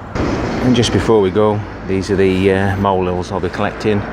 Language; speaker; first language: English; native; English